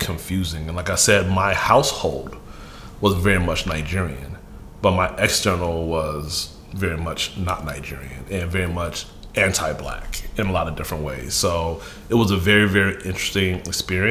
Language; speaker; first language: English; early bilingual, other home language; Yoruba